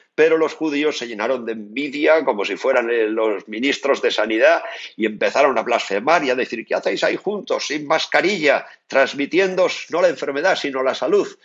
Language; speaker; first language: Spanish; native; Spanish